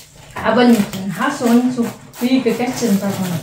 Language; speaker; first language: German; non-native, learner; Vietnamese